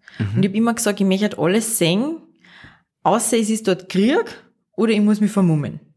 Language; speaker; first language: German; native; German